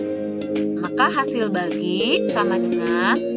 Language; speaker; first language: Indonesian; native; Indonesian